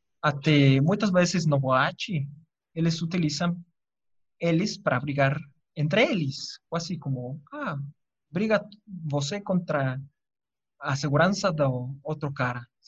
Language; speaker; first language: Portuguese; non-native, fluent; Spanish